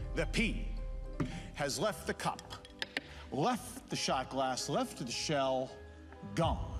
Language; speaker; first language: English; native; English